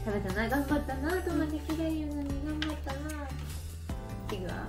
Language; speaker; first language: Japanese; native; Japanese